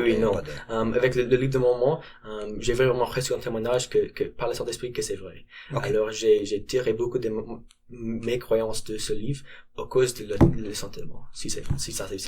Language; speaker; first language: French; non-native, learner; English